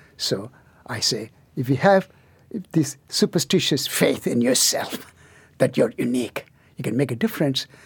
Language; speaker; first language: English; non-native, local second language; Tamil